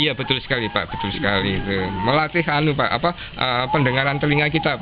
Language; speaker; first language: Indonesian; non-native, local second language; Javanese